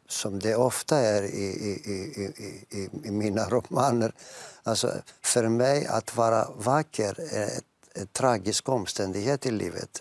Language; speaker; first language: Swedish; non-native, fluent; Greek